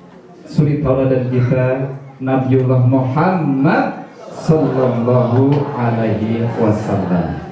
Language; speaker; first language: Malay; non-native, local second language; Javanese